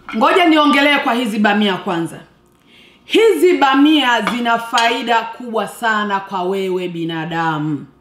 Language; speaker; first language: Swahili; non-native, local second language; Rundi